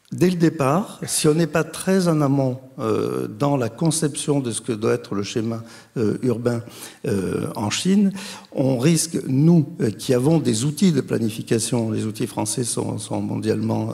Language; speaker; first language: French; native; French